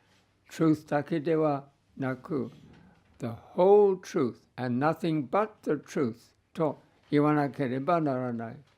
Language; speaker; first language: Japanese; non-native, fluent; English